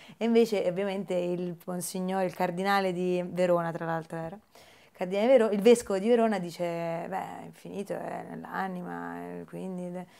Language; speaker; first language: Italian; native; Italian